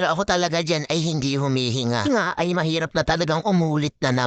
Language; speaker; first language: Filipino; native; Filipino